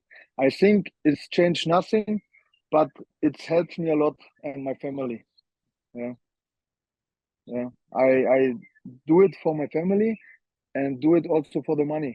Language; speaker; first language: English; non-native, learner; German